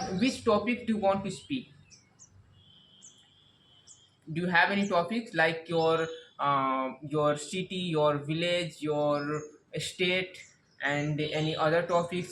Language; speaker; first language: English; non-native, learner; Hindi